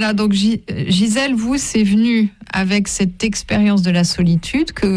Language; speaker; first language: French; native; French